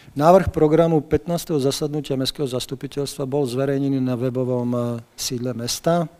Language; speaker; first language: Slovak; non-native, local second language; Hungarian